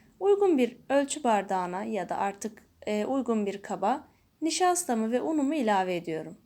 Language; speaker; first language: Turkish; native; Turkish